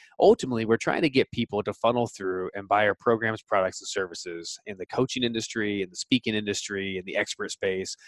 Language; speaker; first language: English; native; English